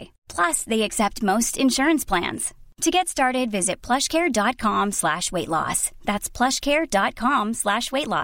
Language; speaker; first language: English; native; English